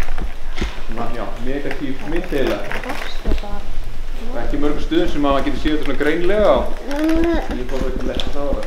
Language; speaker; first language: Icelandic; native; Icelandic